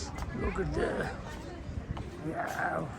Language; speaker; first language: English; non-native, learner; Tibetan